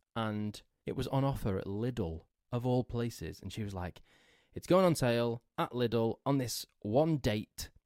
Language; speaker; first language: English; native; English